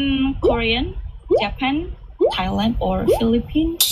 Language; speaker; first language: English; non-native, learner; Indonesian